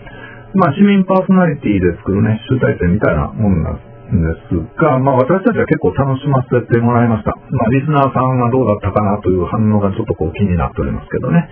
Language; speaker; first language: Japanese; native; Japanese